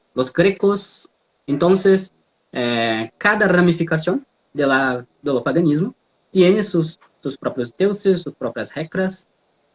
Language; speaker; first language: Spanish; non-native, learner; Portuguese